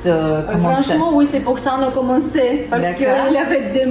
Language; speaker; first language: French; non-native, learner; Russian